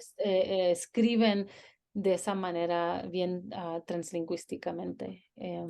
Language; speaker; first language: Spanish; early bilingual, heritage; Spanish